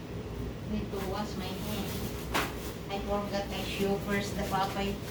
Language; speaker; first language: English; non-native, learner; Filipino